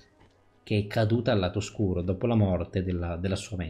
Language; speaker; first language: Italian; native; Italian